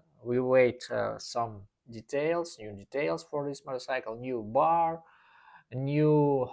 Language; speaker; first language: English; non-native, learner; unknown